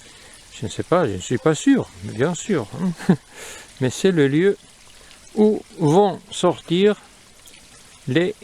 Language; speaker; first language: French; non-native, fluent; Spanish